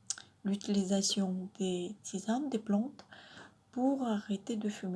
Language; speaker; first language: French; non-native, fluent; Russian